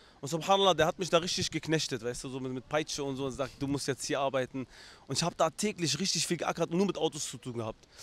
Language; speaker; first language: German; early bilingual, other home language; Arabic